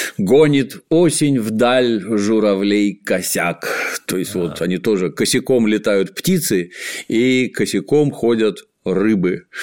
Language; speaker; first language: Russian; native; Russian